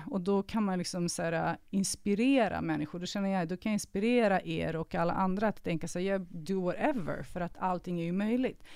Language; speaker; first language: Swedish; early bilingual, other home language; Serbian